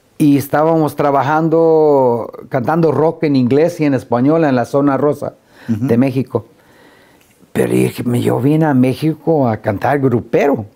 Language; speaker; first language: Spanish; early bilingual, heritage; Spanish